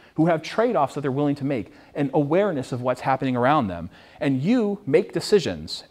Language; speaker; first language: English; native; English